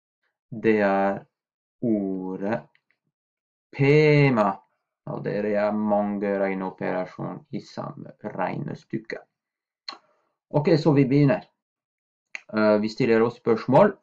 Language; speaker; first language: Norwegian; non-native, fluent; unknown